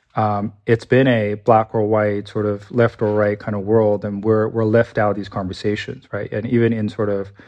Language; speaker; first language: English; early bilingual, other home language; Chinese